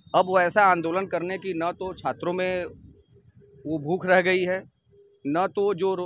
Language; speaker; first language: Hindi; native; Hindi